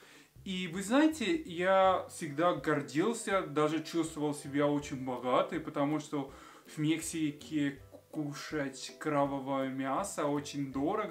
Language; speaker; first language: Russian; non-native, fluent; Spanish